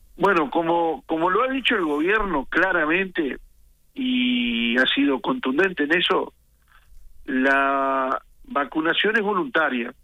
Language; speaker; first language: Spanish; native; Spanish